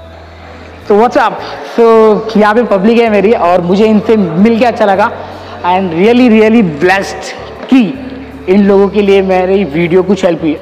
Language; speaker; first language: Hindi; native; Hindi